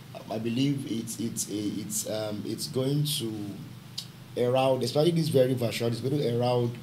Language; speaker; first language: English; non-native, local second language; Yoruba